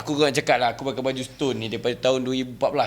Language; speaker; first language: Malay; native; Malay